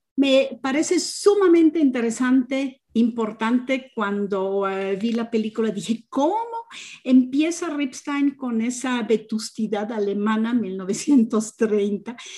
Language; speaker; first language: Spanish; non-native, fluent; German